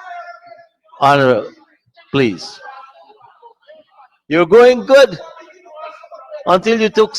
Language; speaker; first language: English; native; English